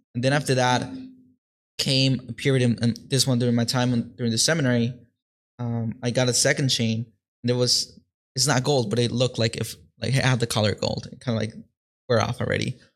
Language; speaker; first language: English; early bilingual, other home language; Spanish